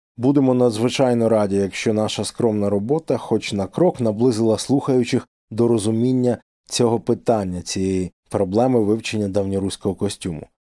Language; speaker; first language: Ukrainian; native; Ukrainian